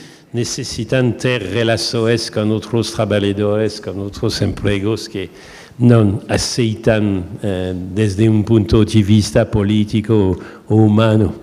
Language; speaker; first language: Portuguese; non-native, learner; French